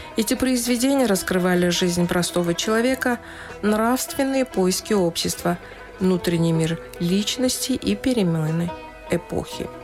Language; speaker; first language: Russian; non-native, local second language; Tajik